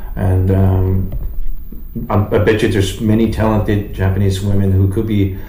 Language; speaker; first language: English; early bilingual, other home language; Japanese